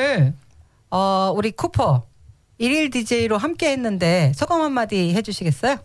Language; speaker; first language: Korean; native; Korean